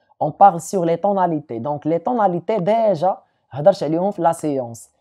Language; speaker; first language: French; non-native, local second language; Arabic